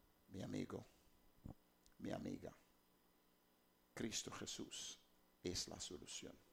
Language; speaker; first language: Spanish; non-native, fluent; English